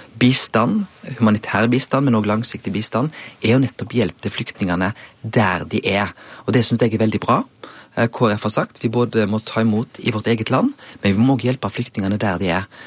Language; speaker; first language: Norwegian; native; Norwegian